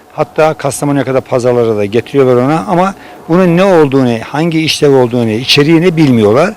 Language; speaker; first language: Turkish; native; Turkish